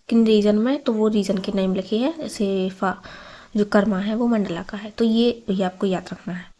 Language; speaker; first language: Hindi; native; Hindi